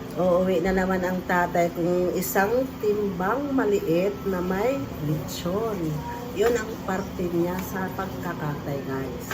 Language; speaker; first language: Filipino; non-native, local second language; Cebuano